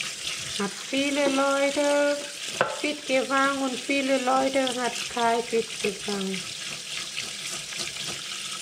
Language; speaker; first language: German; non-native, learner; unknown